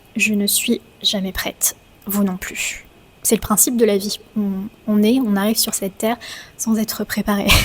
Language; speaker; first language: French; native; French